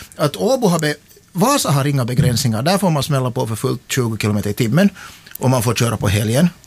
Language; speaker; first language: Swedish; native; Swedish